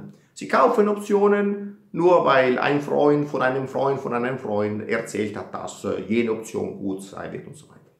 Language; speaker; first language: German; non-native, fluent; Italian